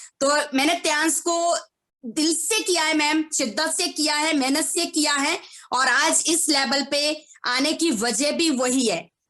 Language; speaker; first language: Hindi; native; Hindi